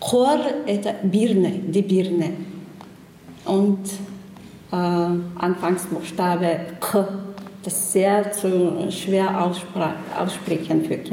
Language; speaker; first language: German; non-native, learner; Chechen